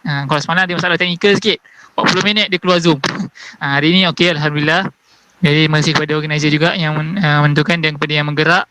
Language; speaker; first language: Malay; native; Malay